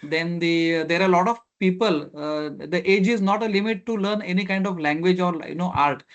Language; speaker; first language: English; non-native, local second language; Marathi